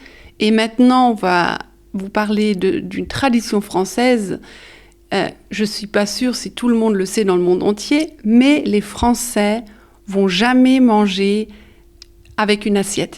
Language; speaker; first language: French; early bilingual, heritage; French